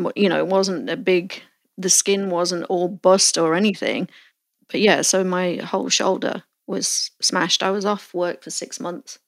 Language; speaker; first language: English; native; English